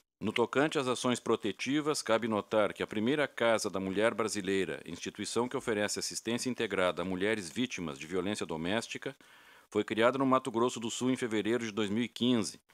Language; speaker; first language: Portuguese; native; Portuguese